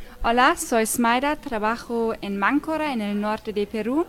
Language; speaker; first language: Spanish; non-native, learner; German